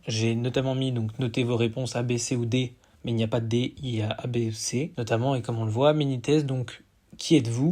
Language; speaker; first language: French; native; French